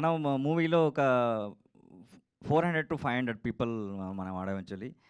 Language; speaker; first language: Telugu; non-native, learner; Kannada